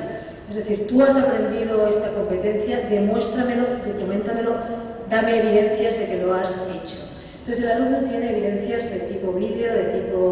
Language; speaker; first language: Spanish; native; Spanish